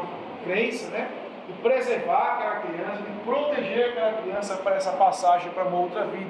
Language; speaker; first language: Portuguese; native; Portuguese